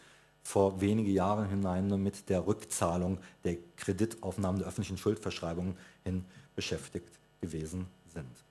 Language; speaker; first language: German; native; German